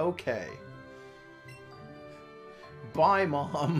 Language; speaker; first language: English; native; English